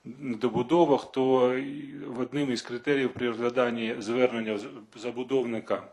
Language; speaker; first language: Ukrainian; non-native, local second language; Russian